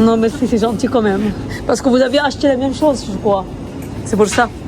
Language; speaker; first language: French; non-native, learner; Arabic